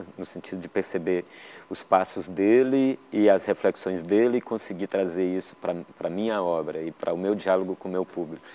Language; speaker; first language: Portuguese; native; Portuguese